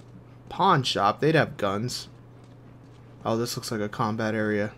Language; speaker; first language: English; native; English